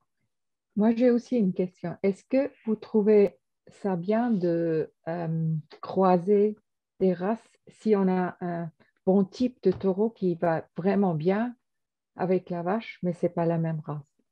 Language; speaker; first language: French; non-native, fluent; German